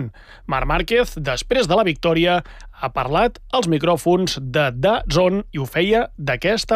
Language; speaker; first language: Catalan; native; Catalan